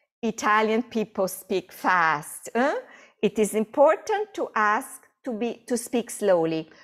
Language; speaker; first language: English; non-native, fluent; Italian